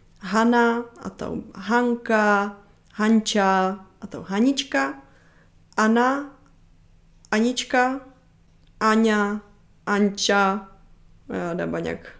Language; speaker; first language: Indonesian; non-native, fluent; Czech